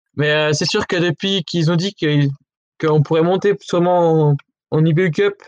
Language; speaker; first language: French; native; French